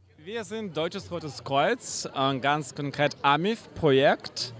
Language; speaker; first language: German; non-native, fluent; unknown